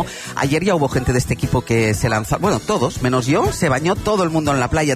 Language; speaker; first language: Spanish; native; Spanish